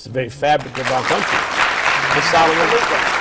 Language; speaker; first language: English; native; English